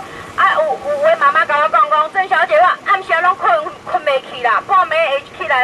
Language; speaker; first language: Chinese; non-native, local second language; Min Nan Chinese